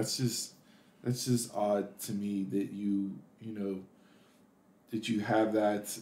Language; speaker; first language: English; native; English